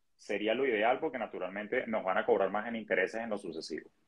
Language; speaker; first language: Spanish; native; Spanish